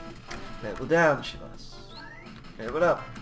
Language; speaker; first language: Japanese; non-native, learner; English